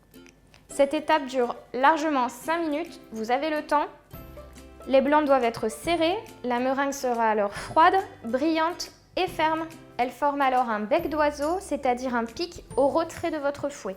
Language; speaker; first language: French; native; French